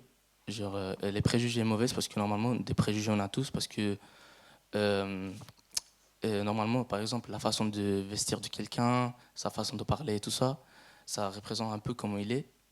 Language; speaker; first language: French; non-native, fluent; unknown